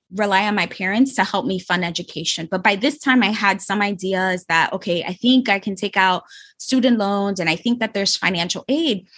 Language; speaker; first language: English; native; English